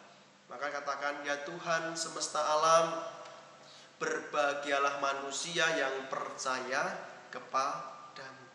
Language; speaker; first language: Indonesian; native; Indonesian